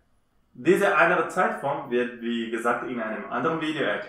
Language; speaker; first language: German; non-native, fluent; Spanish